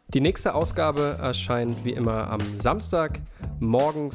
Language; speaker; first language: German; native; German